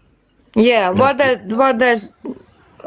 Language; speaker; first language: English; non-native, learner; Bosnian